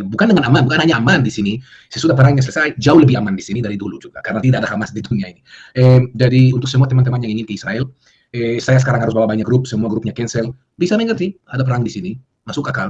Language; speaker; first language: Indonesian; non-native, fluent; Hebrew